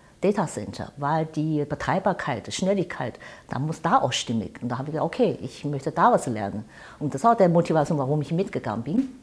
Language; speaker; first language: German; non-native, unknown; Chinese